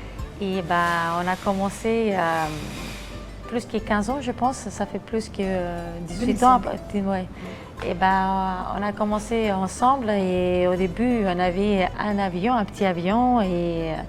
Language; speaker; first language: French; non-native, fluent; Greek